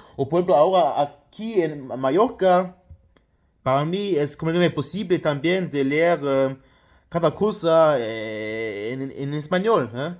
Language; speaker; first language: Spanish; non-native, fluent; Luxembourgish